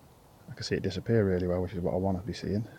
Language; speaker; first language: English; native; English